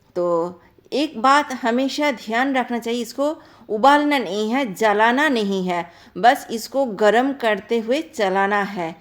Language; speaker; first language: Hindi; non-native, local second language; Bangla